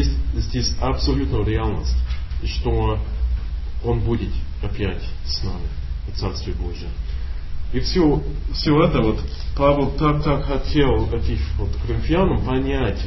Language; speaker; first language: Russian; non-native, learner; English